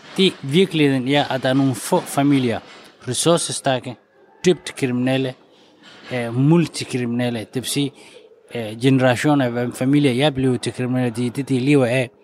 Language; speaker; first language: Danish; non-native, fluent; Somali